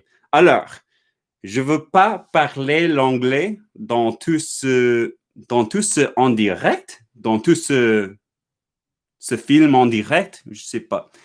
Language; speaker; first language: French; non-native, learner; English